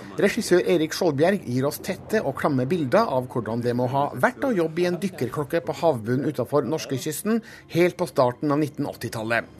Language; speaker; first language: Norwegian; native; Norwegian